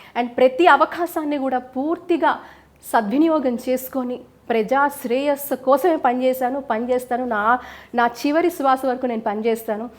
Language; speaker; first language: Telugu; native; Telugu